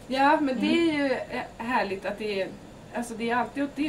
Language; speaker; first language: Swedish; native; Swedish